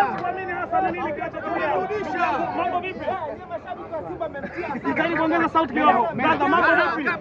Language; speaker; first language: Swahili; native; Swahili